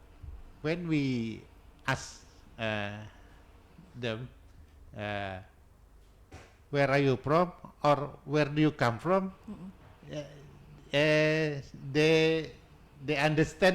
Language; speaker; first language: English; non-native, learner; Indonesian